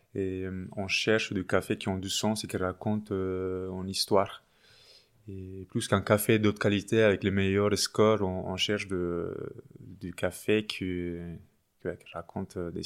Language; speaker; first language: French; non-native, fluent; Spanish